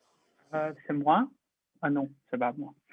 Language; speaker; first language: French; non-native, learner; Chinese